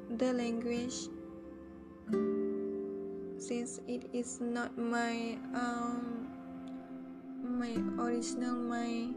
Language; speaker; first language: English; non-native, learner; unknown